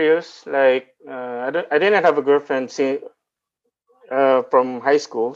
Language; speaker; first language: English; non-native, local second language; Filipino